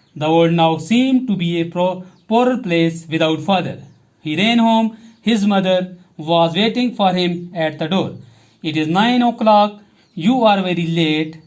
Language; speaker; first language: English; non-native, local second language; Kashmiri